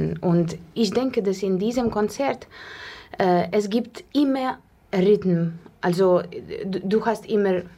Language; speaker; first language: German; non-native, learner; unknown